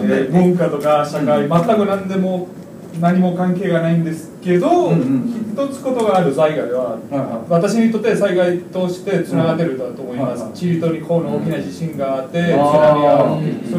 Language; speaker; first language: Japanese; non-native, fluent; Spanish